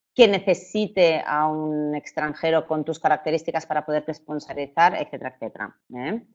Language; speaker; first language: Spanish; native; Spanish